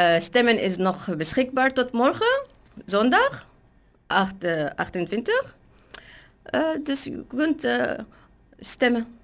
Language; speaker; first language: Dutch; non-native, learner; Arabic